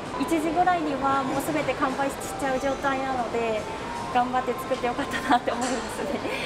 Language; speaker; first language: Japanese; native; Japanese